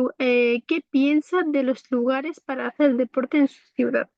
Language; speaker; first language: Spanish; non-native, fluent; Bangla